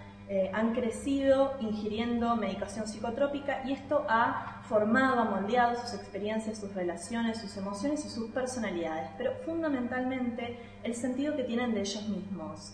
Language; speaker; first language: Spanish; native; Spanish